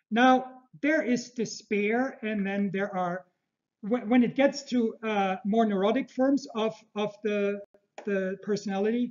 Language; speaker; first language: English; early bilingual, other home language; Turkish